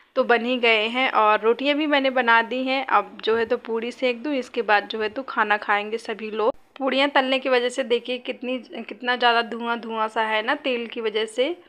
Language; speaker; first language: Hindi; native; Hindi